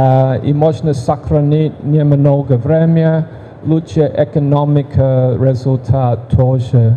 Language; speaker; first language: Russian; non-native, learner; English